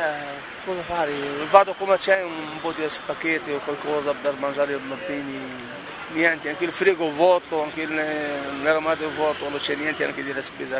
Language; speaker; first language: Italian; non-native, learner; Arabic